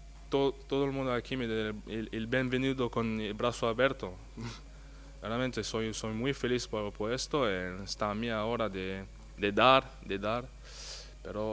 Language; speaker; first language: Spanish; non-native, fluent; French